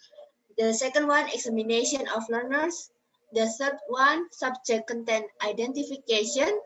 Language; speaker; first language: English; non-native, learner; Indonesian